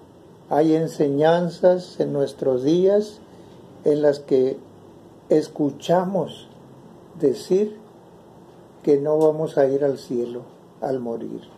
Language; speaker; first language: Spanish; native; Spanish